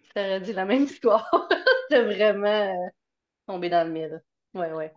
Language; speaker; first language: French; native; French